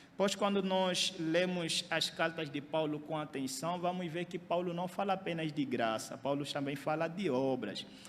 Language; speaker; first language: Portuguese; native; Portuguese